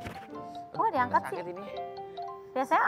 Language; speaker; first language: Indonesian; native; Indonesian